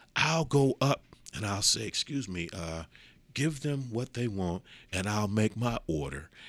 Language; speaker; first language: English; native; English